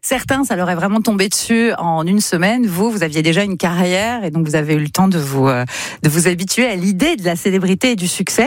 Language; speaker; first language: French; native; French